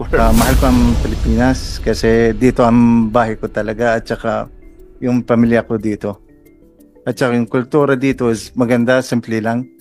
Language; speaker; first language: Filipino; non-native, learner; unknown